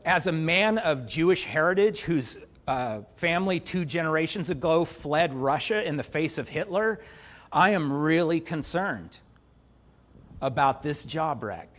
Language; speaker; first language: English; native; English